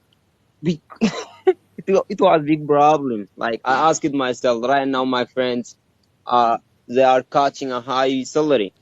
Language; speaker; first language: English; non-native, learner; Arabic